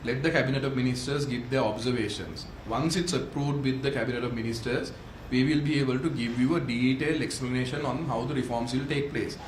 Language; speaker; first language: English; non-native, local second language; Sinhala